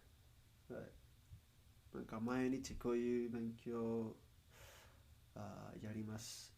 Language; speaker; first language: Japanese; non-native, learner; Spanish